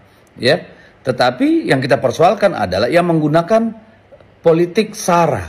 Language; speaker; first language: Indonesian; native; Indonesian